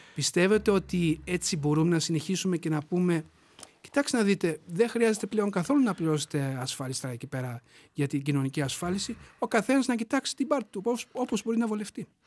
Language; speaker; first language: Greek; early bilingual, heritage; Greek